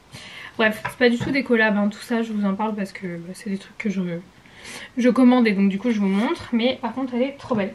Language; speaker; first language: French; native; French